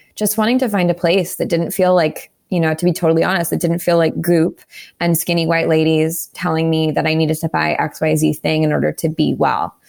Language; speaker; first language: English; native; English